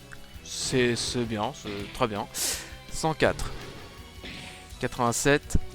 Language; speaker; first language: French; native; French